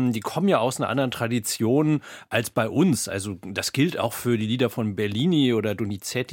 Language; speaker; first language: German; native; German